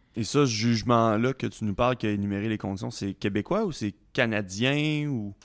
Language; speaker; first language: French; native; French